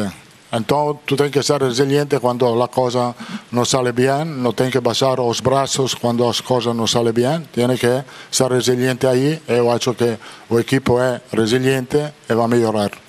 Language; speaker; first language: Portuguese; non-native, fluent; Italian